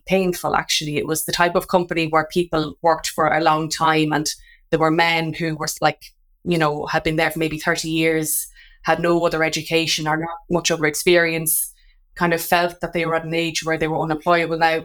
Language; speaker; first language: English; native; English